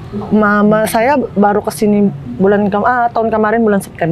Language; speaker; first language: Indonesian; non-native, fluent; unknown